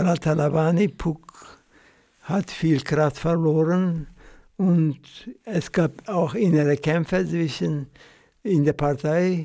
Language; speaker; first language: German; non-native, fluent; Kurdish